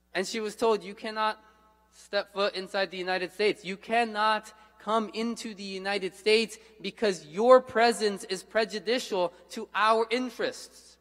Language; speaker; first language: English; native; English